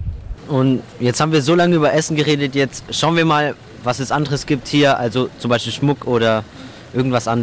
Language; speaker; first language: German; native; German